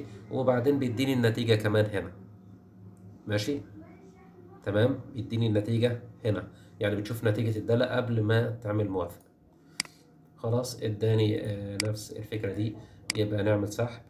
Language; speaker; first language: Arabic; native; Arabic